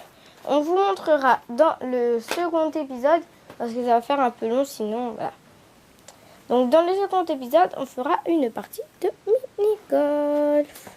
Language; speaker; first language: French; native; French